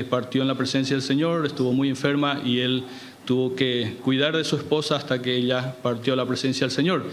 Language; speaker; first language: Spanish; native; Spanish